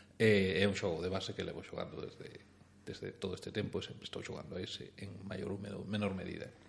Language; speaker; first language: Galician; non-native, local second language; Spanish